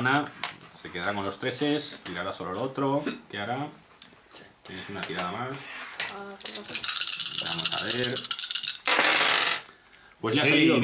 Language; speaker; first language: Spanish; native; Spanish